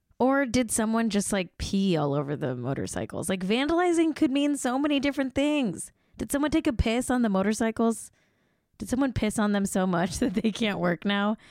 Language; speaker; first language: English; native; English